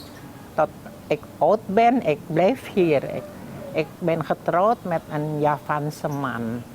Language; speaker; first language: Dutch; early bilingual, heritage; Indonesian